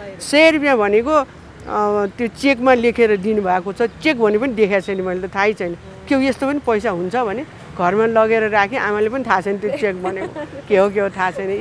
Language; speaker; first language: Nepali; non-native, local second language; Newari